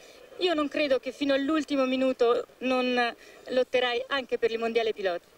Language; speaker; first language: Italian; native; Italian